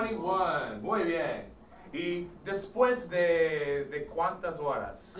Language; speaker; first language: Spanish; non-native, fluent; English